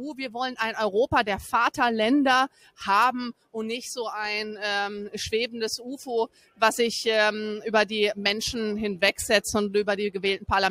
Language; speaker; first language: German; native; German